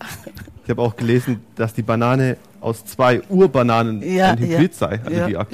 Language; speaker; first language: German; native; German